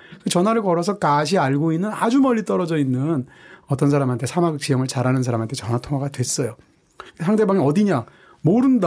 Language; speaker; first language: Korean; native; Korean